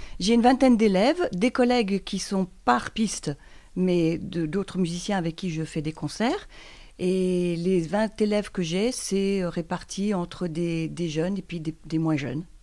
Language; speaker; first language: French; native; French